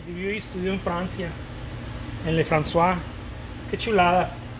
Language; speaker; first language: Spanish; native; Spanish